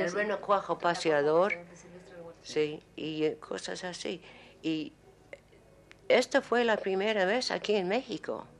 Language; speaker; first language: Spanish; non-native, learner; English